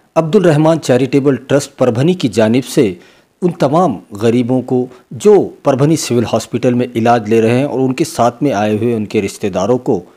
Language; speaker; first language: Hindi; non-native, local second language; Urdu